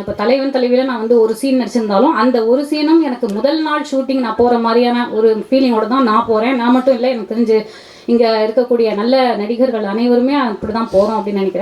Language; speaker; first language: Tamil; native; Tamil